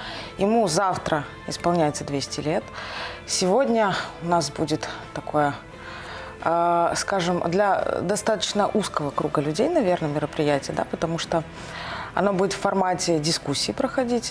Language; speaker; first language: Russian; native; Russian